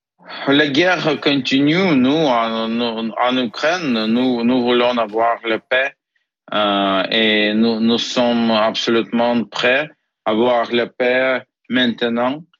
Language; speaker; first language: French; non-native, learner; Ukrainian